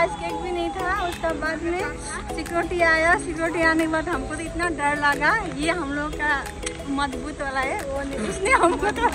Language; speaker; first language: Hindi; non-native, local second language; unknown